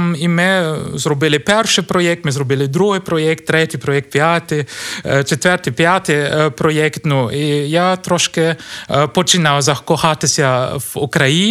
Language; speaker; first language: Ukrainian; non-native, learner; German